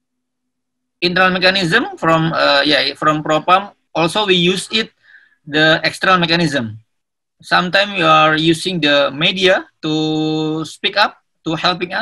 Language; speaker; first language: English; non-native, learner; Indonesian